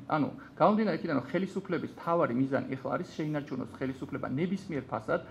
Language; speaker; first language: Georgian; native; Georgian